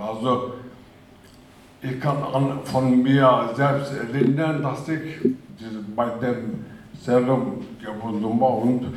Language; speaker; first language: German; non-native, fluent; Turkish